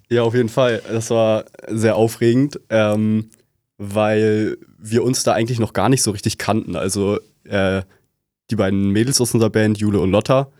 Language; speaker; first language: German; native; German